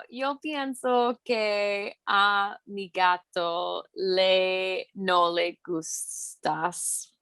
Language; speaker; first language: Spanish; non-native, learner; English